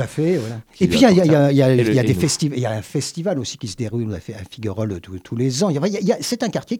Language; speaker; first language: French; native; French